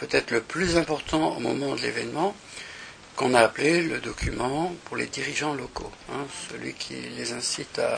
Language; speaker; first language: French; native; French